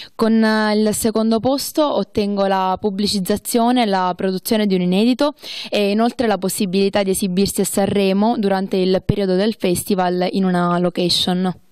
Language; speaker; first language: Italian; native; Italian